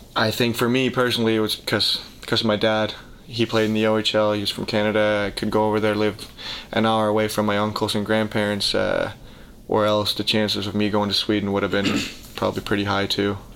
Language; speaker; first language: English; early bilingual, heritage; Danish